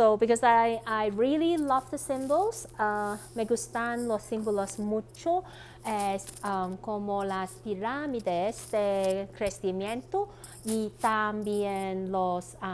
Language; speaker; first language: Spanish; non-native, learner; Cantonese